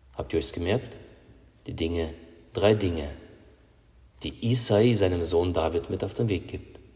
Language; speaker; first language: German; non-native, fluent; Russian